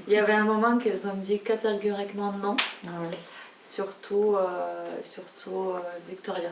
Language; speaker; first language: French; non-native, fluent; Ukrainian